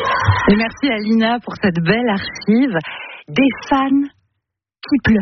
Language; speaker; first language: French; native; French